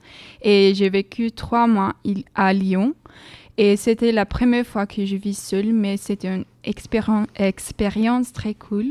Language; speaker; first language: French; non-native, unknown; Swedish